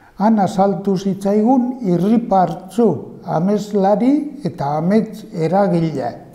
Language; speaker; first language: Basque; native; Basque